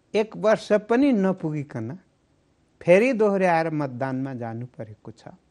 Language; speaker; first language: Nepali; native; Nepali